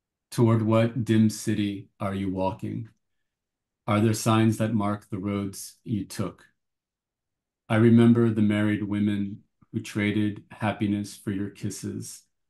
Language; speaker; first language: English; native; English